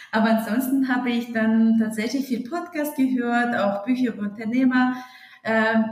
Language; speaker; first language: German; non-native, fluent; Russian